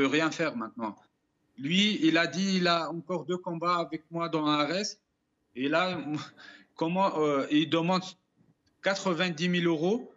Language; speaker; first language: French; non-native, fluent; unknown